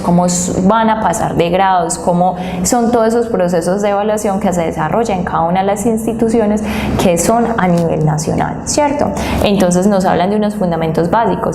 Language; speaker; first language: Spanish; native; Spanish